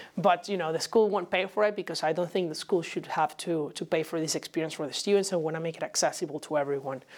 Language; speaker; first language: English; non-native, fluent; Spanish